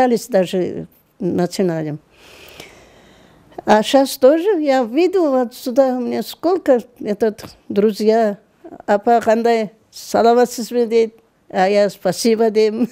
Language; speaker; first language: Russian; non-native, local second language; Turkish